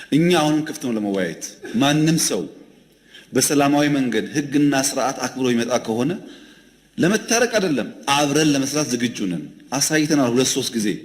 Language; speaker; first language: Amharic; non-native, local second language; Oromo